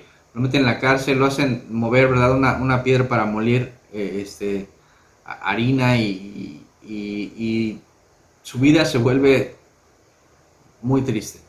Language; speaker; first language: Spanish; native; Spanish